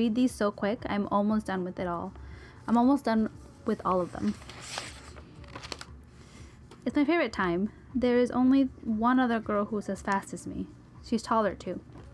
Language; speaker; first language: English; early bilingual, other home language; Spanish